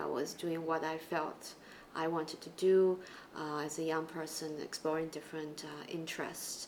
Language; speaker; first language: English; non-native, local second language; Chinese